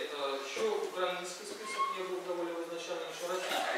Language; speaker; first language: Ukrainian; native; Ukrainian